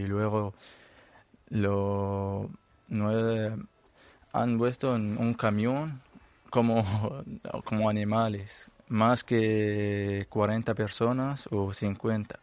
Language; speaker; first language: Spanish; non-native, learner; Arabic